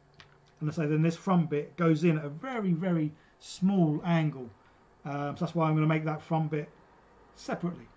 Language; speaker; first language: English; native; English